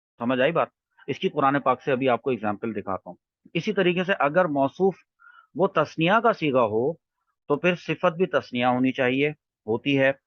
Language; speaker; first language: Urdu; native; Urdu